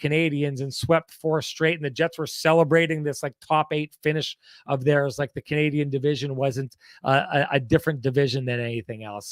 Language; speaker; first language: English; native; English